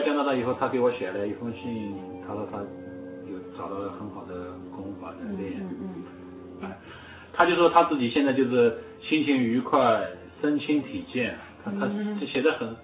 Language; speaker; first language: Chinese; native; Chinese